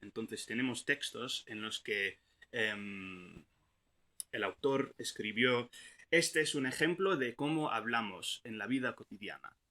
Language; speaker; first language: Spanish; non-native, fluent; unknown